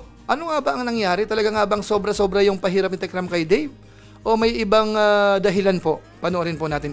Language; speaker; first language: Filipino; native; Filipino